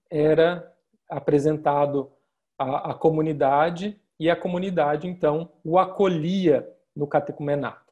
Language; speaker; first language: Portuguese; native; Portuguese